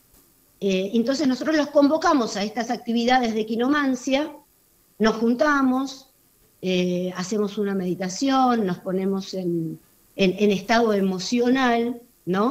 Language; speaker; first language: Spanish; native; Spanish